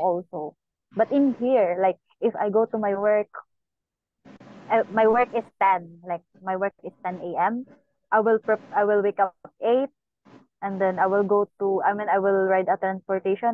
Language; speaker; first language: English; non-native, local second language; Cebuano